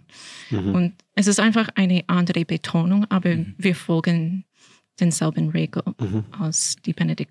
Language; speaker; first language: German; non-native, fluent; English